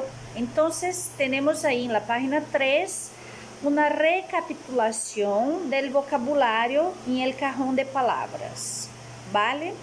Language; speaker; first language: Spanish; non-native, fluent; Portuguese